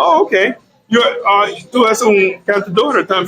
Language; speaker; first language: Spanish; non-native, learner; English